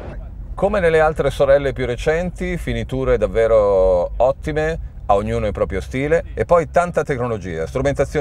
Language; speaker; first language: Italian; native; Italian